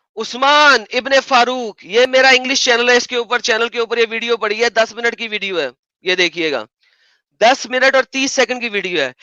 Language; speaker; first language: Urdu; native; Urdu